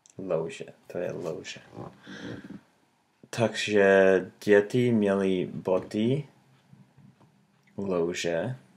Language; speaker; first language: Czech; non-native, learner; English